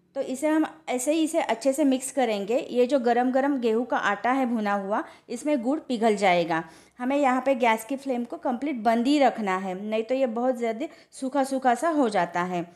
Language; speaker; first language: Hindi; non-native, local second language; Marathi